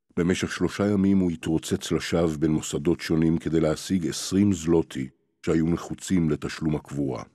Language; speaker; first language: Hebrew; native; Hebrew